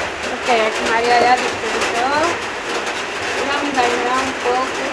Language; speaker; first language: Portuguese; non-native, local second language; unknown